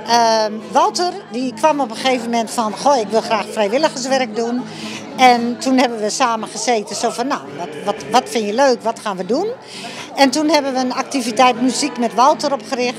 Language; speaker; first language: Dutch; native; Dutch